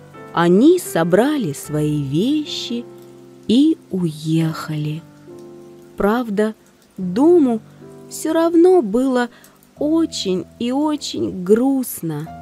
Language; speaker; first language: Russian; native; Russian